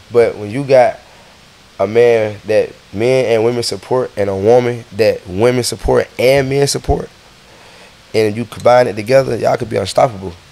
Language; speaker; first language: English; native; English